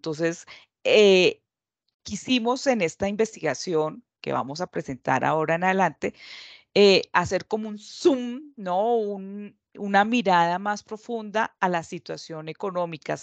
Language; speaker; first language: Spanish; native; Spanish